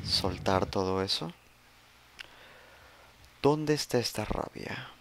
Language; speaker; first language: Spanish; native; Spanish